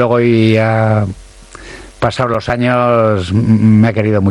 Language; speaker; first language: Spanish; native; Spanish